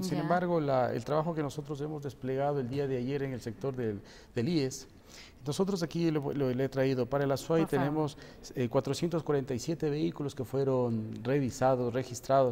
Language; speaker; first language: Spanish; native; Spanish